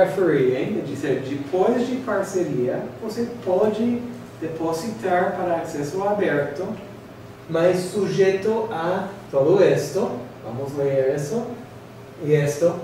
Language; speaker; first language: Portuguese; non-native, fluent; English